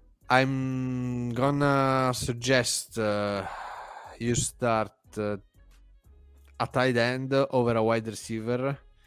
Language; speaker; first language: English; non-native, fluent; Italian